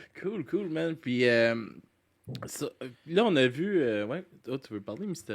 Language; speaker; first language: French; native; French